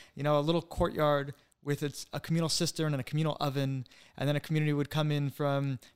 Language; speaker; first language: English; native; English